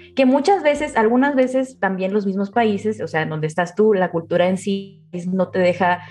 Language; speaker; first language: Spanish; native; Spanish